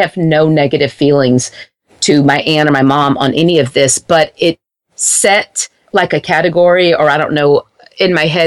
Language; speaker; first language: English; native; English